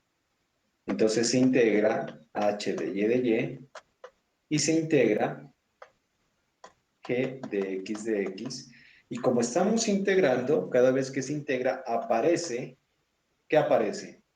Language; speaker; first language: Spanish; native; Spanish